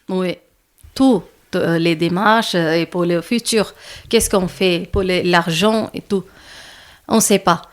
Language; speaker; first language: French; non-native, learner; Malayalam